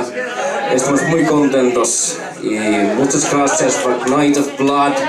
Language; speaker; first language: Spanish; non-native, fluent; Finnish